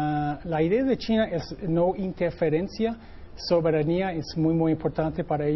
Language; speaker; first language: Spanish; non-native, fluent; English